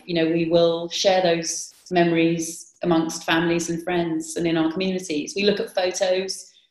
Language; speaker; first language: English; native; English